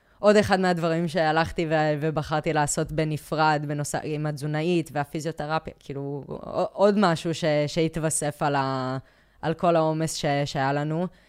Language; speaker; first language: Hebrew; early bilingual, other home language; English